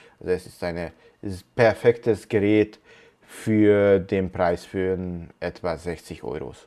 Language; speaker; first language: German; non-native, fluent; Hungarian